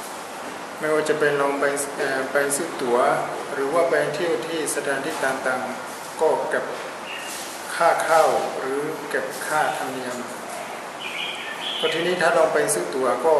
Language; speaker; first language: Thai; non-native, fluent; Burmese